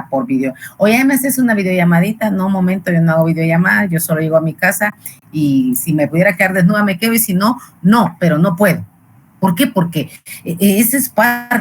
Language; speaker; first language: Spanish; native; Spanish